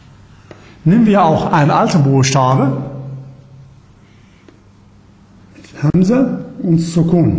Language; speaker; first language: German; non-native, fluent; Arabic